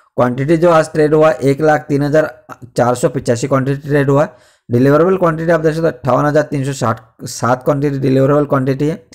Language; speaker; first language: Hindi; native; Hindi